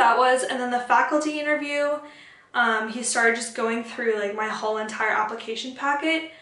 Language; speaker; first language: English; native; English